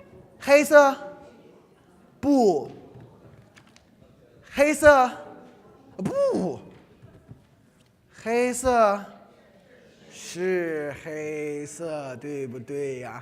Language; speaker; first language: Chinese; non-native, fluent; English